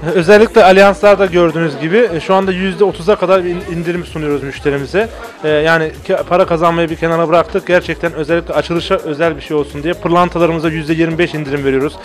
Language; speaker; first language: Turkish; early bilingual, heritage; Turkish